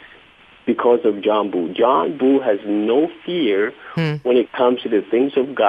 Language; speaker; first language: English; non-native, local second language; Akan